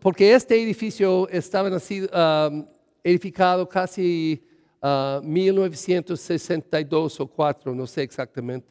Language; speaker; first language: Spanish; early bilingual, heritage; English